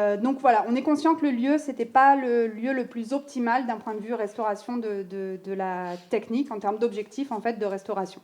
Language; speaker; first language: French; native; French